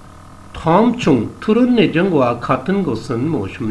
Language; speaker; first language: Korean; non-native, learner; Urdu